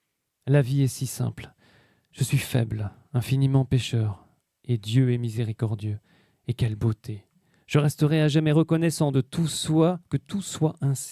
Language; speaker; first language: French; native; French